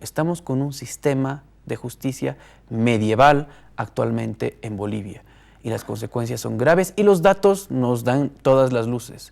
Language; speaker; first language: Spanish; native; Spanish